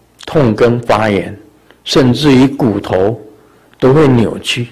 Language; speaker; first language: Chinese; native; Chinese